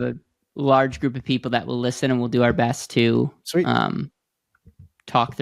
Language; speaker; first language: English; native; English